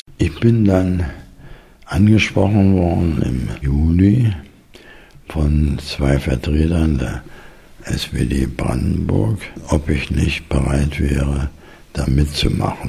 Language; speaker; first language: German; native; German